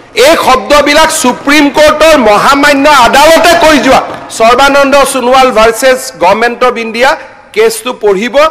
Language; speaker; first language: Assamese; native; Assamese